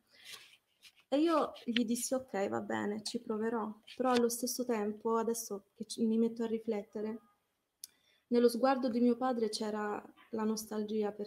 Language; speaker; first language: Italian; early bilingual, other home language; Arabic